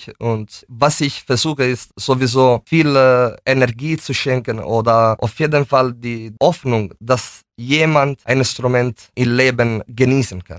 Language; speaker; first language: German; non-native, fluent; Italian